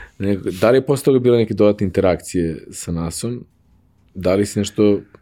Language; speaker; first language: Serbian; native; Serbian